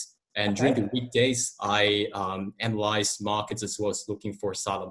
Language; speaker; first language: English; non-native, local second language; Cantonese